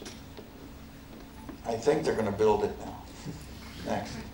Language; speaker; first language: English; native; English